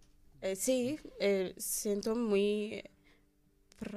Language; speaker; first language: Spanish; non-native, learner; Arabic